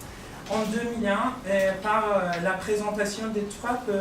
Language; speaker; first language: French; non-native, fluent; Persian